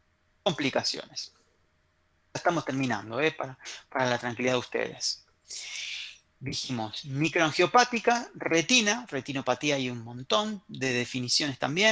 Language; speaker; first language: Spanish; native; Spanish